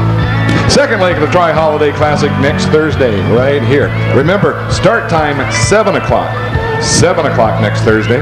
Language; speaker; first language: English; native; English